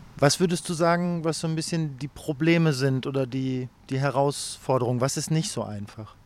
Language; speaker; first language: German; native; German